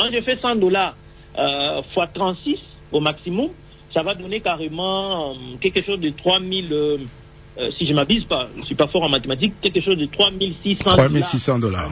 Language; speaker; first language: French; non-native, local second language; Swahili